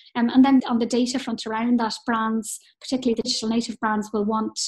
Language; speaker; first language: English; native; English